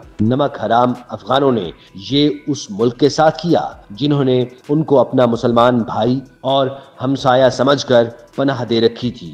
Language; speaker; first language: Urdu; native; Urdu